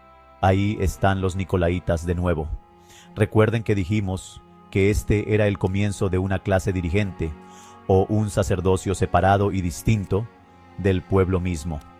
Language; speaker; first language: Spanish; native; Spanish